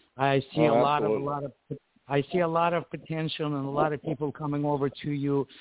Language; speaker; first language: English; non-native, fluent; Ukrainian